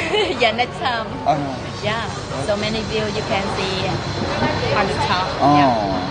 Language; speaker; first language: English; non-native, learner; Vietnamese